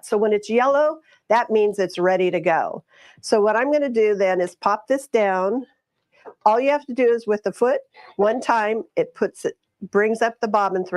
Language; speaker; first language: English; native; English